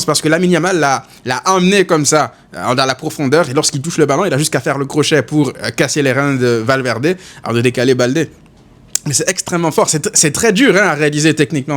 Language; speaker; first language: French; native; French